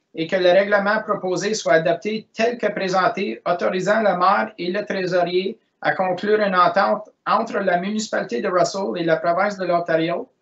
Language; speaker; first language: French; native; French